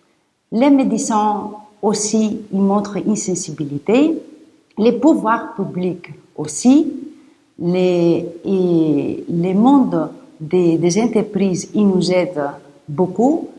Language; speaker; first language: French; non-native, fluent; Greek